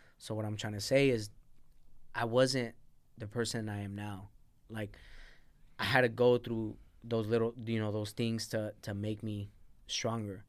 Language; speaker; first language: English; early bilingual, other home language; Spanish